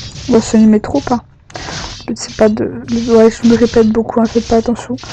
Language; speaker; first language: French; native; French